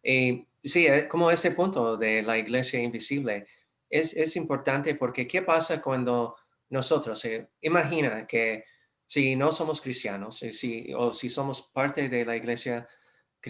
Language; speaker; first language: Spanish; non-native, fluent; English